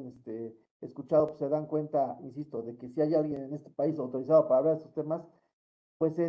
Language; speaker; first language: Spanish; native; Spanish